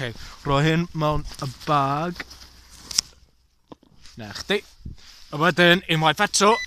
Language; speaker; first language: Welsh; non-native, learner; English